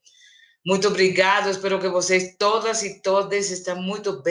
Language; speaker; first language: Portuguese; non-native, learner; Spanish